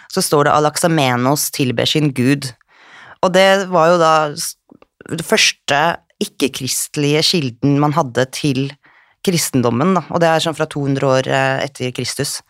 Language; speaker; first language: Norwegian; native; Norwegian